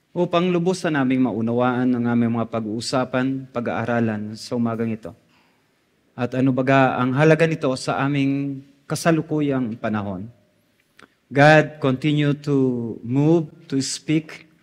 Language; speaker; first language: Filipino; non-native, local second language; Bikol